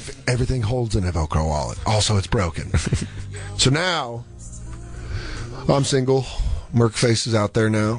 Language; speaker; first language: English; native; English